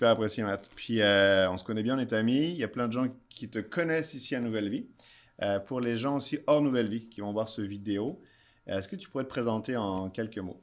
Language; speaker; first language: French; native; French